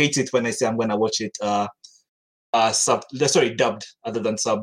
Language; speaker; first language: English; non-native, local second language; Ganda